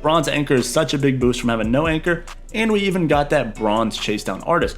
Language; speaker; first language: English; native; English